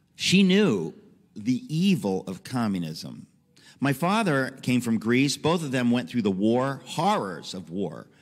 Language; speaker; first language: English; native; English